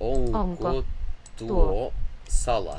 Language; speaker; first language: Finnish; non-native, learner; English